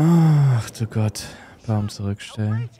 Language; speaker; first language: German; native; German